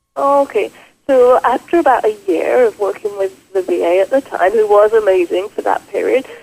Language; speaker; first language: English; native; English